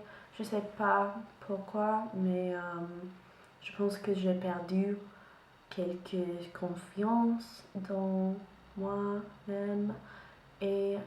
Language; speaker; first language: French; non-native, learner; English